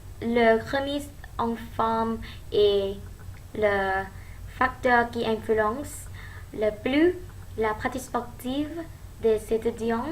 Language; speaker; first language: French; non-native, learner; Thai